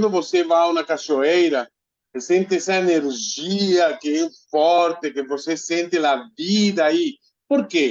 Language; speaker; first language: Portuguese; non-native, fluent; Spanish